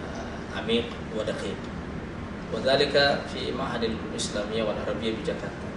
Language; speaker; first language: Arabic; non-native, fluent; Indonesian